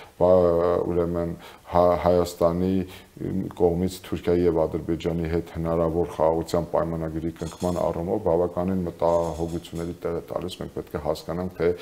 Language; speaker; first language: Armenian; native; Armenian